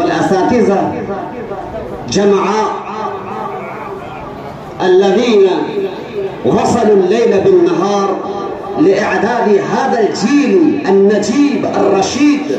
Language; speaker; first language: Arabic; non-native, fluent; Urdu